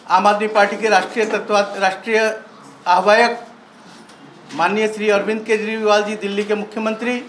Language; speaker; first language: Hindi; non-native, local second language; Assamese